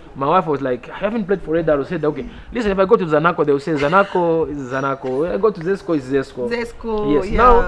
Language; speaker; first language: English; non-native, local second language; Bemba